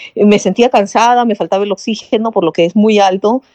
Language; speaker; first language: Spanish; native; Spanish